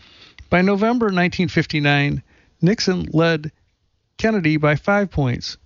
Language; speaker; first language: English; native; English